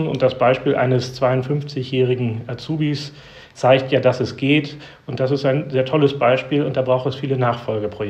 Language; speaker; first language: German; native; German